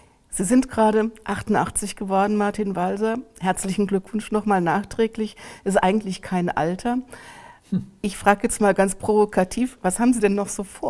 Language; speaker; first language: German; native; German